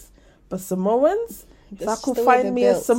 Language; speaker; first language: English; native; English